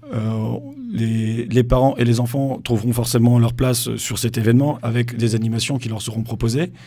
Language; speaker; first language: French; native; French